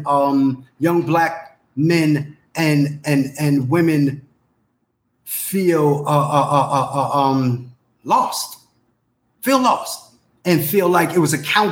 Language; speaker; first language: English; native; English